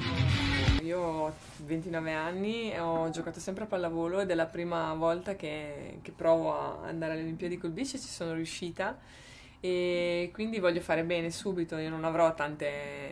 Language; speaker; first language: Italian; native; Italian